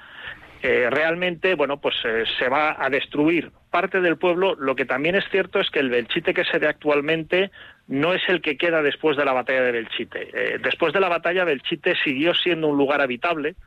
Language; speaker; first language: Spanish; native; Spanish